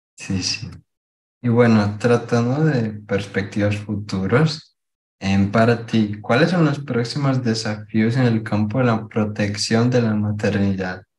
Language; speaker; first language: Spanish; non-native, fluent; Portuguese